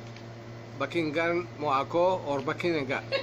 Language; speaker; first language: Filipino; non-native, learner; Arabic